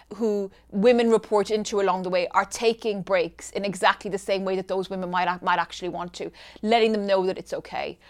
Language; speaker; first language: English; native; English